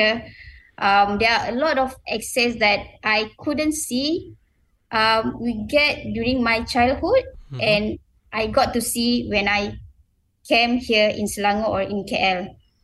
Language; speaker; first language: English; non-native, local second language; Malay